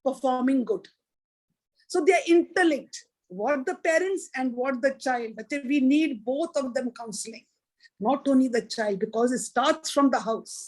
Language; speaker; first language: English; non-native, local second language; Punjabi